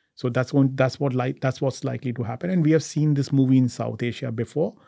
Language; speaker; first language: English; non-native, local second language; Hindi